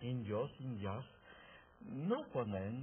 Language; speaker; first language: Spanish; non-native, fluent; French